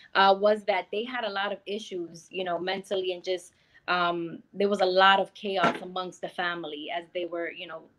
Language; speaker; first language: English; native; English